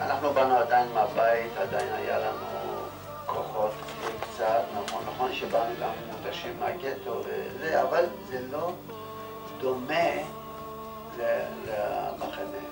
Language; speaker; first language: Hebrew; non-native, fluent; Yiddish